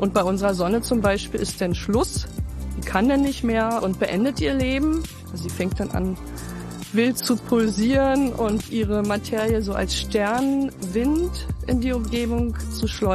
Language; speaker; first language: German; native; German